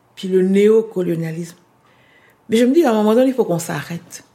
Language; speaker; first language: French; non-native, local second language; Lingala